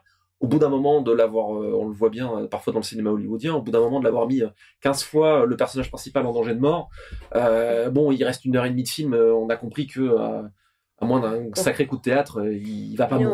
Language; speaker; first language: French; native; French